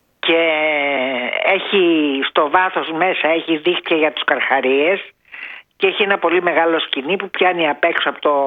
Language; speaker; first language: Greek; early bilingual, heritage; Greek